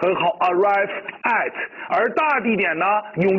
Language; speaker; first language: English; non-native, fluent; Chinese